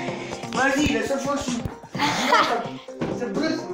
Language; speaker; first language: French; native; French